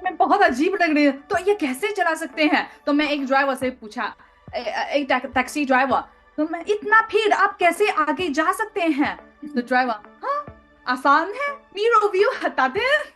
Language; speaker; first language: Hindi; non-native, learner; Chinese